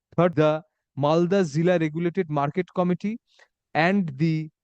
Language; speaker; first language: English; non-native, local second language; Bangla